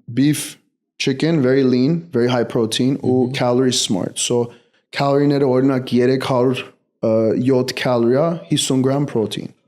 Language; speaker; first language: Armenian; early bilingual, heritage; Armenian